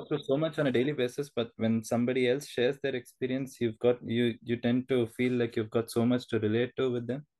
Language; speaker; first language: English; non-native, local second language; Telugu